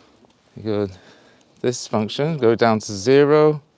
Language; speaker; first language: English; native; English